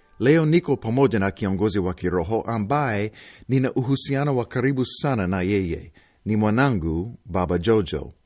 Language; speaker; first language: Swahili; non-native, fluent; English